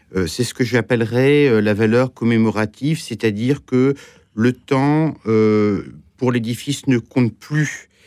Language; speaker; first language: French; native; French